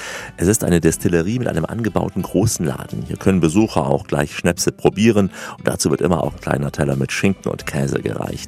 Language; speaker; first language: German; native; German